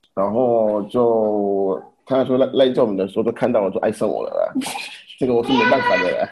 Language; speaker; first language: Chinese; non-native, fluent; Haitian Creole